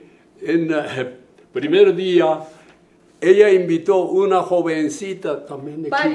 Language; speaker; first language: Spanish; non-native, fluent; Japanese